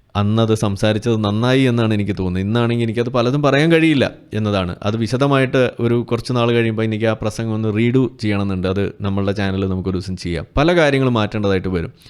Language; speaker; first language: Malayalam; native; Malayalam